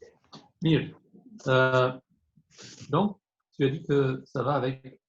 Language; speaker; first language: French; non-native, fluent; Albanian